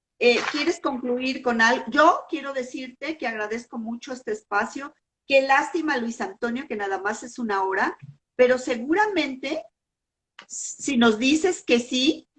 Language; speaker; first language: Spanish; native; Spanish